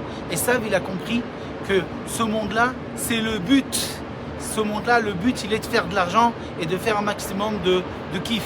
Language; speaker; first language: French; native; French